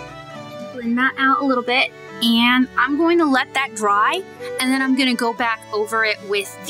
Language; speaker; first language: English; native; English